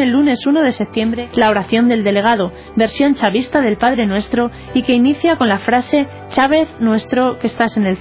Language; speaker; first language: Spanish; native; Spanish